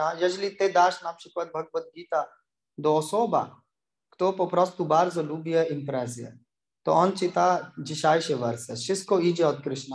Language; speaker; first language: Polish; non-native, learner; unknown